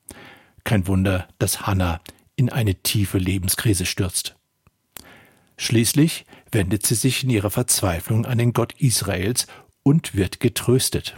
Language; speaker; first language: German; native; German